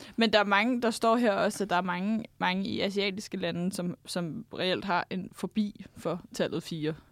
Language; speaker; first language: Danish; native; Danish